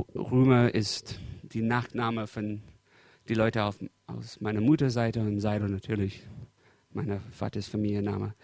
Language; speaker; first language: German; non-native, fluent; English